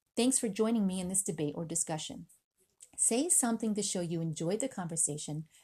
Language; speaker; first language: English; native; English